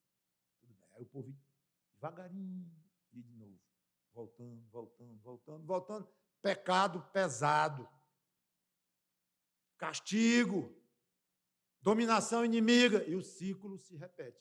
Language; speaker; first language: Portuguese; native; Portuguese